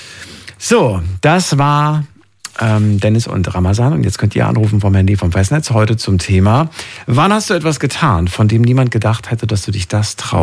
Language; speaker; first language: German; native; German